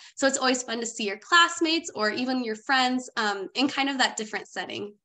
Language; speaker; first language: English; native; English